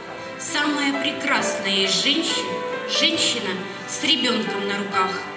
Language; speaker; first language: Russian; native; Russian